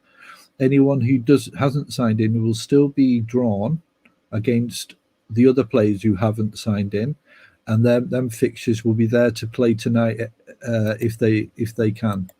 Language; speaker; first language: English; native; English